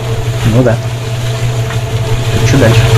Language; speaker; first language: Russian; native; Russian